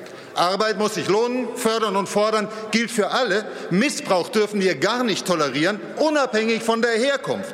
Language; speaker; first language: German; native; German